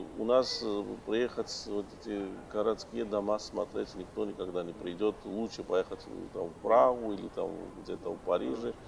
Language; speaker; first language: Russian; non-native, local second language; Georgian